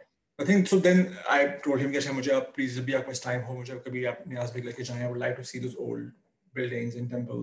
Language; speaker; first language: English; non-native, local second language; Urdu